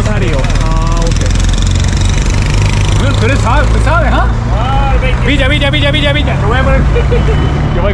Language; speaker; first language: Spanish; non-native, learner; Japanese